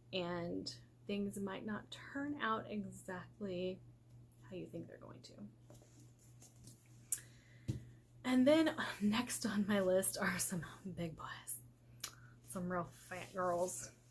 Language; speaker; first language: English; native; English